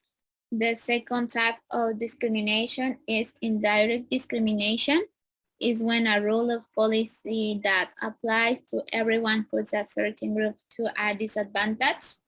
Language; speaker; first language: English; non-native, learner; Spanish